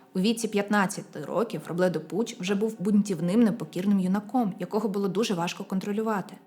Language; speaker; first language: Ukrainian; non-native, local second language; Russian